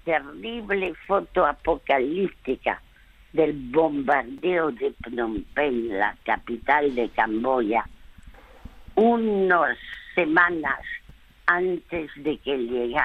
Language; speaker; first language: Spanish; early bilingual, other home language; French